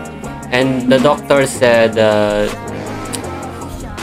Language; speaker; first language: English; non-native, local second language; Filipino